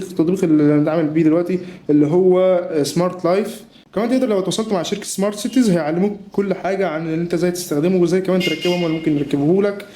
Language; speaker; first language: Arabic; native; Arabic